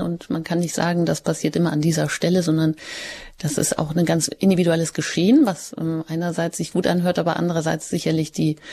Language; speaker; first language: German; native; German